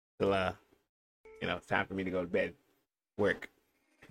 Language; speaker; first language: English; native; English